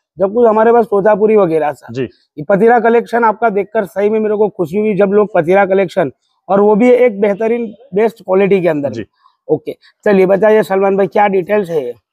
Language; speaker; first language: Hindi; non-native, local second language; Gujarati